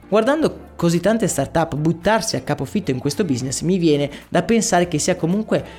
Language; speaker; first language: Italian; native; Italian